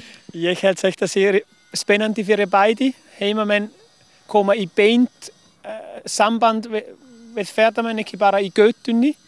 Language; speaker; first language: Icelandic; non-native, learner; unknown